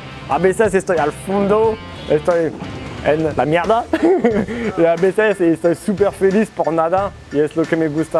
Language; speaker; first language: Spanish; non-native, learner; French